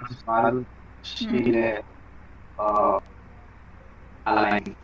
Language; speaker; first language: German; non-native, learner; Bangla